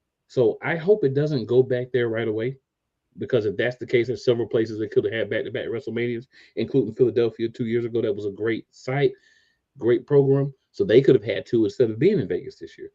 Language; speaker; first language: English; native; English